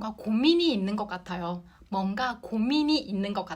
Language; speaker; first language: Korean; non-native, fluent; Japanese